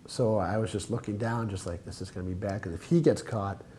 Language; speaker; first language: English; native; English